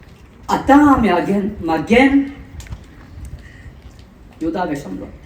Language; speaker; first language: Hebrew; non-native, fluent; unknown